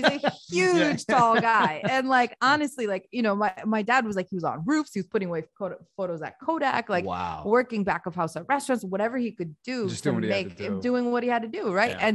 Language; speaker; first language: English; early bilingual, other home language; Albanian